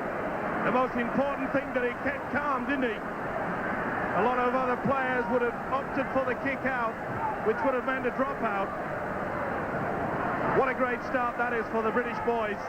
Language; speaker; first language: English; native; English